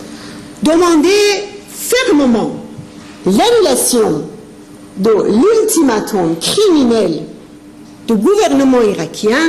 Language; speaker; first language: French; non-native, fluent; Persian